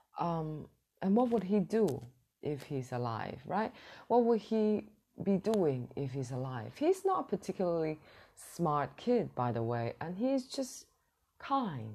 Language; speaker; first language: English; non-native, fluent; Cantonese